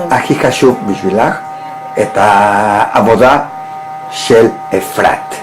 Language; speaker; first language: Hebrew; non-native, learner; Spanish